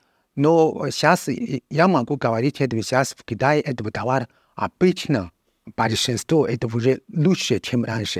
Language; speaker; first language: Russian; non-native, learner; Chinese